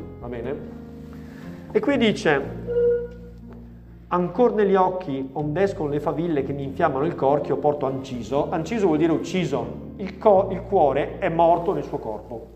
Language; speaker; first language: Italian; native; Italian